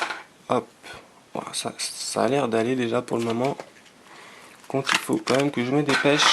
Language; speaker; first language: French; native; French